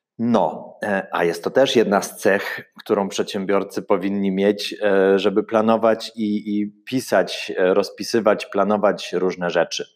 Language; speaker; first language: Polish; early bilingual, heritage; Polish